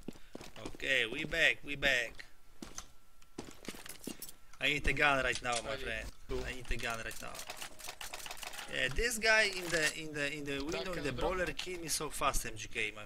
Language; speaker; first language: English; non-native, learner; Polish